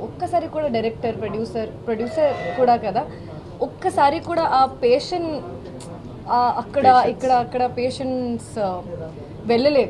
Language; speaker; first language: Telugu; non-native, fluent; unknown